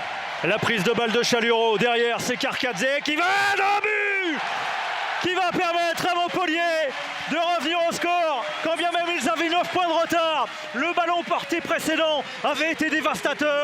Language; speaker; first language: French; native; French